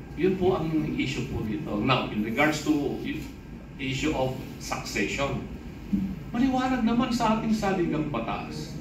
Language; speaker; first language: Filipino; non-native, local second language; Iloko